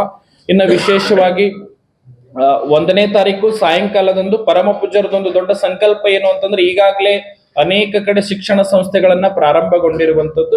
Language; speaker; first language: Kannada; native; Kannada